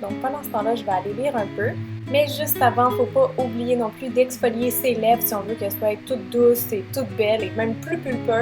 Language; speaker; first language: French; native; French